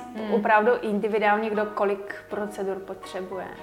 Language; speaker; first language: Czech; non-native, fluent; Bulgarian